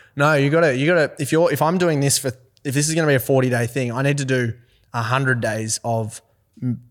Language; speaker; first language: English; native; English